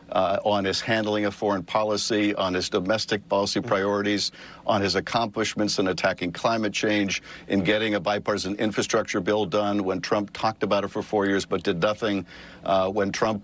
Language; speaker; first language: English; native; English